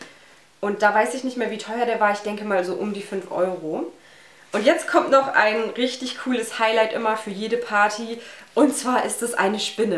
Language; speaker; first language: German; native; German